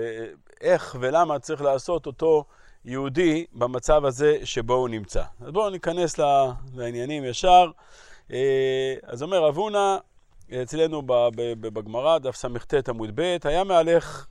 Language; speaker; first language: Hebrew; native; Hebrew